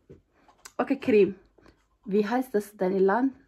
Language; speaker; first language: German; non-native, learner; Somali